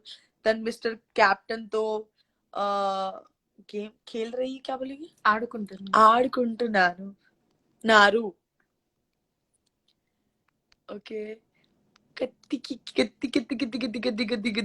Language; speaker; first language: Telugu; non-native, local second language; Gujarati